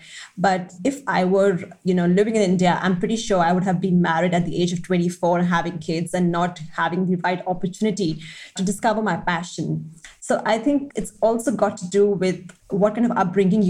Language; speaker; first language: English; non-native, local second language; Hindi